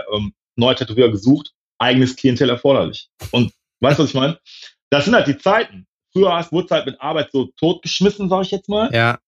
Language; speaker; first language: German; native; German